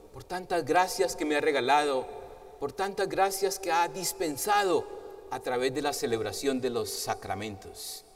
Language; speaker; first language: Spanish; native; Spanish